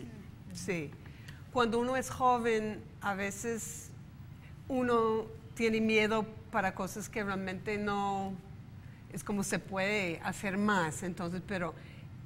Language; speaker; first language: Spanish; non-native, fluent; English